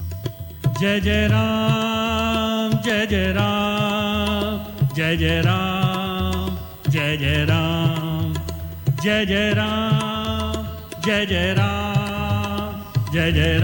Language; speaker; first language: English; non-native, local second language; Hindi